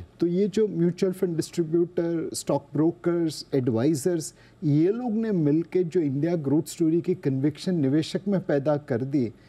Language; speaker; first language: Hindi; non-native, local second language; Gujarati